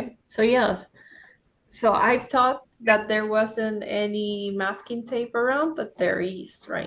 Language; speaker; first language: English; non-native, fluent; Spanish